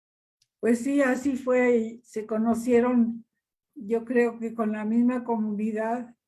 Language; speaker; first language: Spanish; early bilingual, other home language; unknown